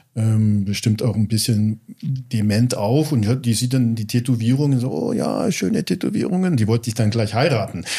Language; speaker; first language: German; early bilingual, other home language; English